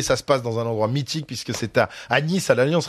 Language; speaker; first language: French; native; French